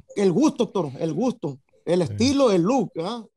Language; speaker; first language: Spanish; early bilingual, heritage; Spanish